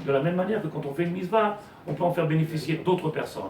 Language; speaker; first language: French; native; French